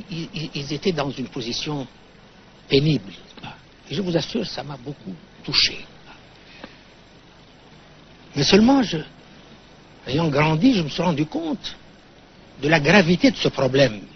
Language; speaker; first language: French; non-native, local second language; Arabic